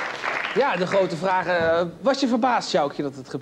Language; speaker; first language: Dutch; native; Dutch